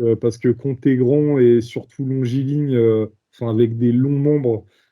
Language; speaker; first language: French; native; French